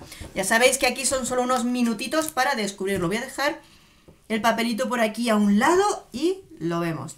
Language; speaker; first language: Spanish; native; Spanish